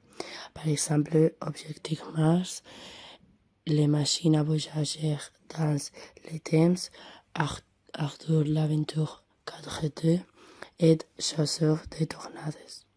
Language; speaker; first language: French; non-native, learner; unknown